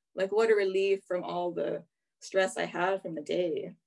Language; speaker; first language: English; native; English